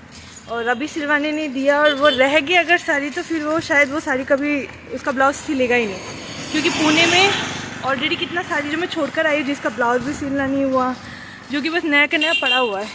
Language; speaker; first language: Hindi; native; Hindi